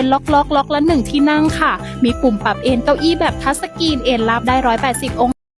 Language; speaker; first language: Thai; native; Thai